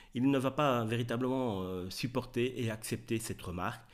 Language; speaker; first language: French; native; French